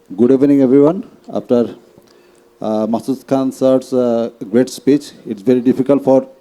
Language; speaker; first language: English; non-native, local second language; Bangla